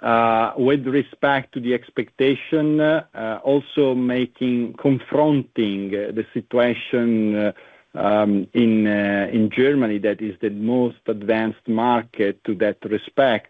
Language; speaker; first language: English; non-native, fluent; Italian